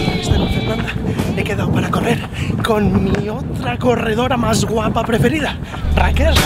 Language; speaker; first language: Spanish; native; Spanish